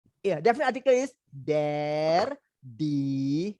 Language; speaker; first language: German; non-native, learner; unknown